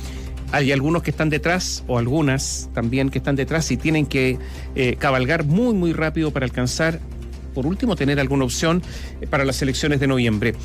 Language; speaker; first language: Spanish; native; Spanish